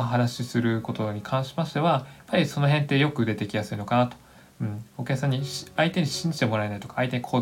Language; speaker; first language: Japanese; native; Japanese